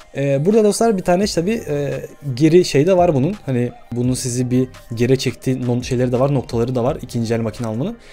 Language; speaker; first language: Turkish; early bilingual, heritage; Turkish